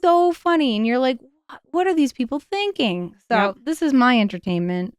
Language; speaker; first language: English; native; English